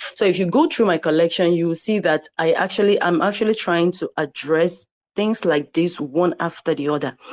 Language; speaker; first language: English; non-native, local second language; Igbo